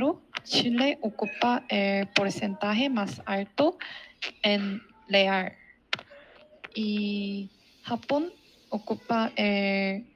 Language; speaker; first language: Spanish; non-native, learner; Korean